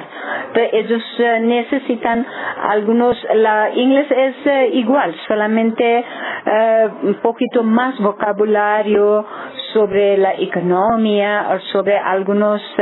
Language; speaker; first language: Spanish; non-native, learner; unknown